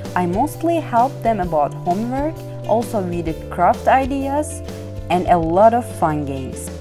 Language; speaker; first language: English; non-native, fluent; Turkish